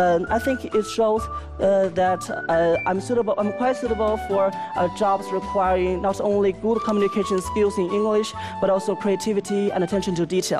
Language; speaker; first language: English; non-native, fluent; Chinese